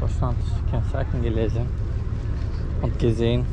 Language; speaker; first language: German; non-native, learner; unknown